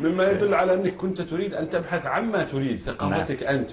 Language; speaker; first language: Arabic; native; Arabic